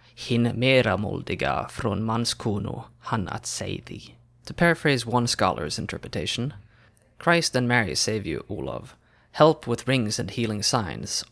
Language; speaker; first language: English; non-native, fluent; Norwegian